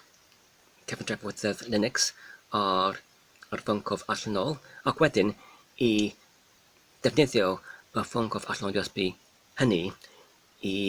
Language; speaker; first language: Welsh; non-native, learner; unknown